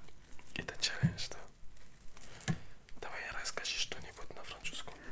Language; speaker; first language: Russian; non-native, learner; French